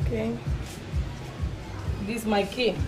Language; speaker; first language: English; non-native, learner; Spanish